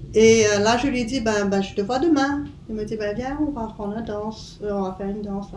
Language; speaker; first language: French; non-native, fluent; English